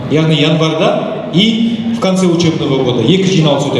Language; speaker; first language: Russian; non-native, local second language; Kazakh